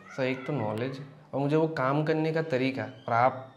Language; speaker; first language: Hindi; non-native, local second language; Assamese